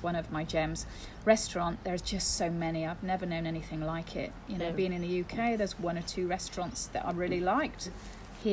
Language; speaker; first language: English; native; English